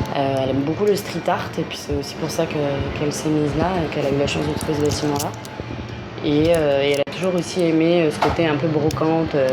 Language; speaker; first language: French; native; French